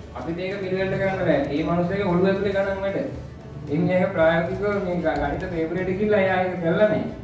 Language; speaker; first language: Sinhala; native; Sinhala